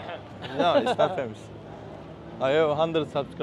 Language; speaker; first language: English; non-native, fluent; Turkish